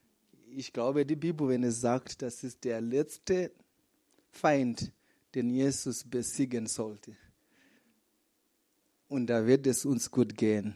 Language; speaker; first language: German; non-native, fluent; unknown